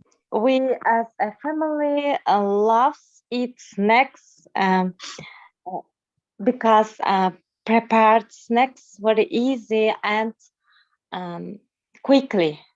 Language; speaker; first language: English; non-native, learner; Russian